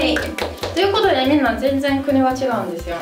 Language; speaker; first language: Japanese; non-native, fluent; Italian